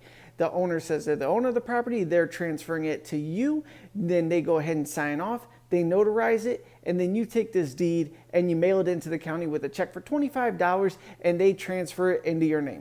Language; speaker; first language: English; native; English